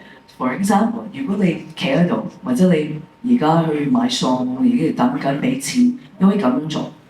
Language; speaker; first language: Cantonese; early bilingual, heritage; English